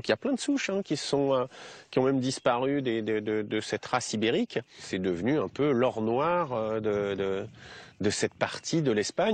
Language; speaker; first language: French; native; French